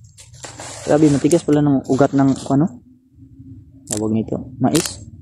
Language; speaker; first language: Filipino; non-native, local second language; Cebuano